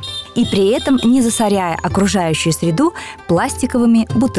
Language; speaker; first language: Russian; native; Russian